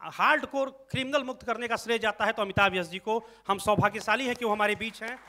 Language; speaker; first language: Hindi; native; Hindi